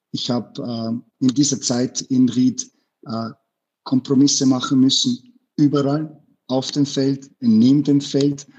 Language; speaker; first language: German; early bilingual, other home language; Bosnian